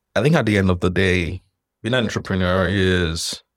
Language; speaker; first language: English; non-native, local second language; Yoruba